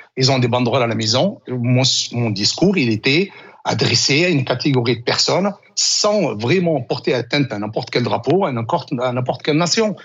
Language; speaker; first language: French; non-native, local second language; Arabic